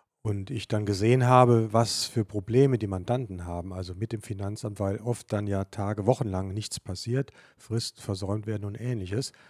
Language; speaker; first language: German; native; German